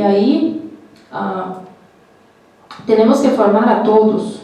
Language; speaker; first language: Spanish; non-native, learner; Portuguese